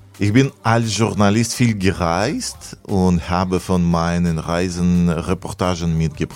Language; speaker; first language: German; non-native, fluent; Russian